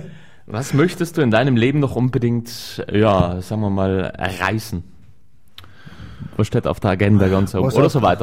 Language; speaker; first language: German; native; German